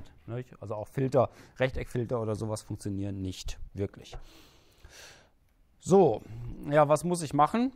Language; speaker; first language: German; native; German